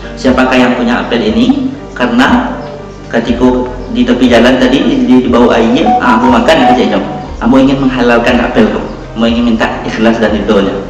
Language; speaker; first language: Malay; non-native, local second language; Minangkabau